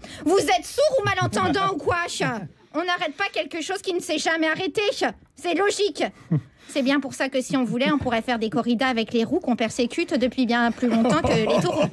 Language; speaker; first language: French; native; French